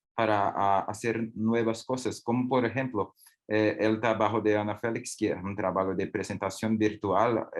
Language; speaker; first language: Spanish; non-native, learner; Portuguese